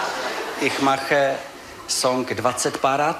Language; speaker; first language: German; non-native, learner; Czech